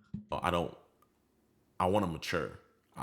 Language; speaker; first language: English; native; English